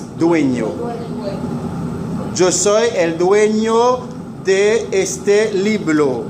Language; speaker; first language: Spanish; non-native, fluent; Haitian Creole